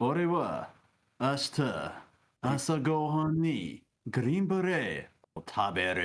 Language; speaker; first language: Japanese; non-native, learner; English